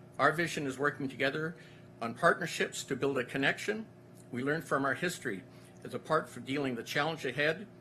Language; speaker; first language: English; native; English